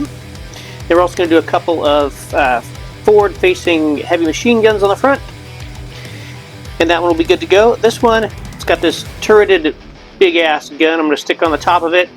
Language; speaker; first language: English; native; English